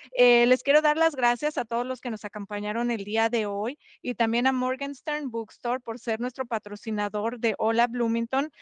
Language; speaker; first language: Spanish; native; Spanish